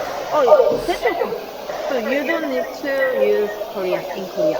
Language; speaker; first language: English; non-native, learner; Korean